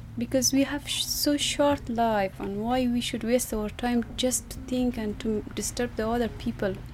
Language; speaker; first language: English; non-native, fluent; Persian